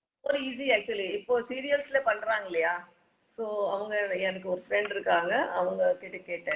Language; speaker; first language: Tamil; non-native, local second language; Hindi